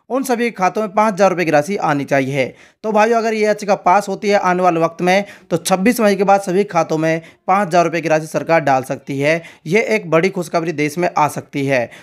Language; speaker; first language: Hindi; native; Hindi